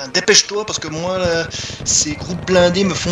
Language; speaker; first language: French; native; French